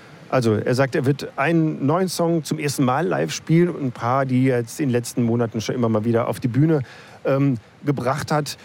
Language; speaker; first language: German; native; German